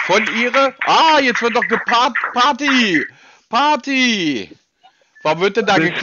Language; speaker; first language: German; native; German